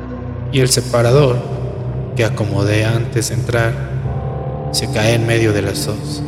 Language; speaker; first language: Spanish; native; Spanish